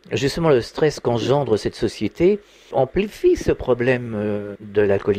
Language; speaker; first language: French; native; French